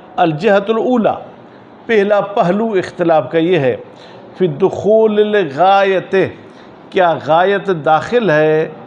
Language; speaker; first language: Urdu; non-native, local second language; Sindhi